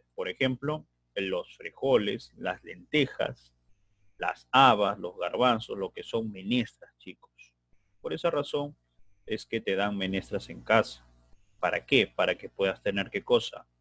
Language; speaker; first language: Spanish; native; Spanish